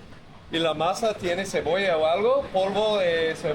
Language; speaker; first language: Spanish; non-native, learner; English